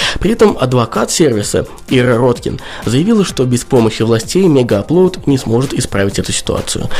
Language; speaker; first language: Russian; native; Russian